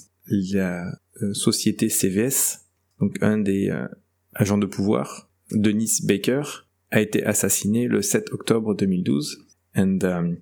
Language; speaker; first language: French; native; French